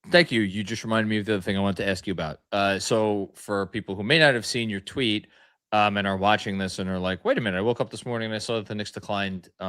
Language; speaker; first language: English; native; English